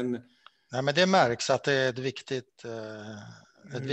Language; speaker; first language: Swedish; native; Swedish